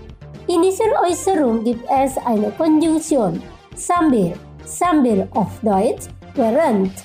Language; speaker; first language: German; non-native, fluent; Indonesian